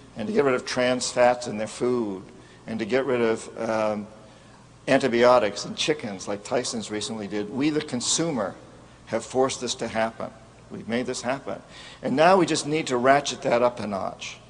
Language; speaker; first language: English; native; English